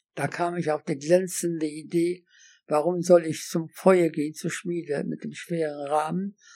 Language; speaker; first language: German; non-native, fluent; Polish